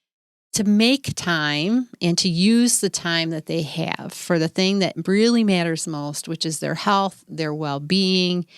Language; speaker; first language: English; native; English